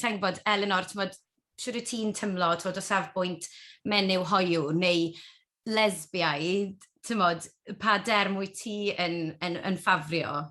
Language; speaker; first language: Welsh; native; Welsh